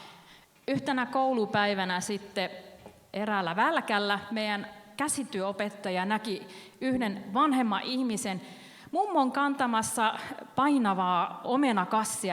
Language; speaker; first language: Finnish; native; Finnish